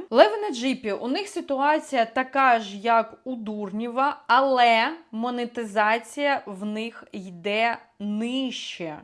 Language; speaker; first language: Ukrainian; non-native, local second language; Russian